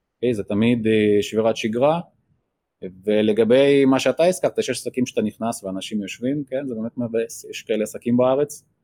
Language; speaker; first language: Hebrew; early bilingual, other home language; Russian